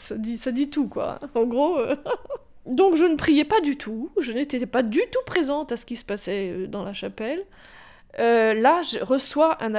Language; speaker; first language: French; native; French